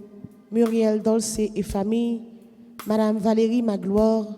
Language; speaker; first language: French; non-native, local second language; Haitian Creole